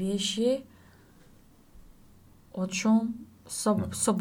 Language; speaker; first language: Russian; non-native, learner; English